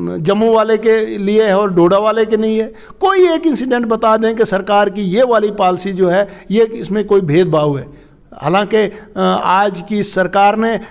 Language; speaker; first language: Hindi; non-native, local second language; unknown